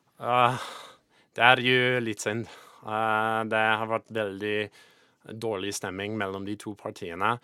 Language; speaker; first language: Norwegian; non-native, fluent; English